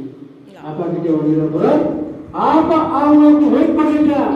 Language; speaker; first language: Tamil; non-native, learner; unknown